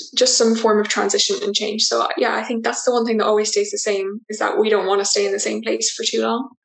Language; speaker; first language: English; native; English